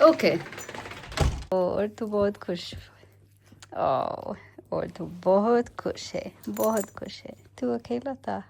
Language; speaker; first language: Hindi; non-native, learner; English